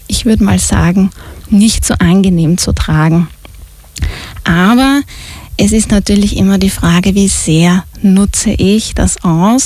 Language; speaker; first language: German; native; German